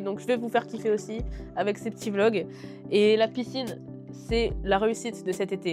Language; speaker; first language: French; native; French